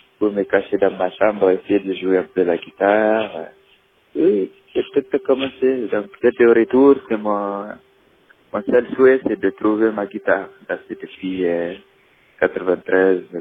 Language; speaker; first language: French; non-native, local second language; Tamasheq